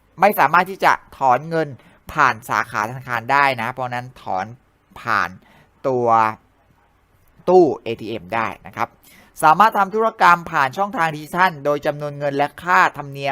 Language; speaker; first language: Thai; native; Thai